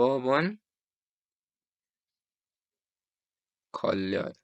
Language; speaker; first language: Korean; non-native, fluent; Urdu